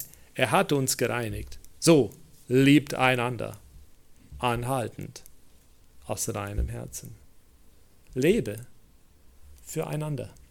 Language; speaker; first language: German; non-native, fluent; English